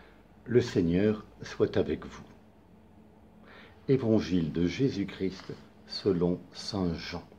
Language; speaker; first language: French; native; French